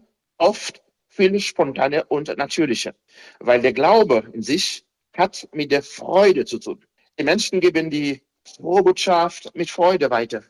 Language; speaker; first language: German; non-native, fluent; Haitian Creole